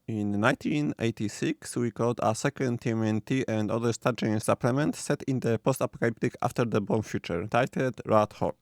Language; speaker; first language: English; non-native, fluent; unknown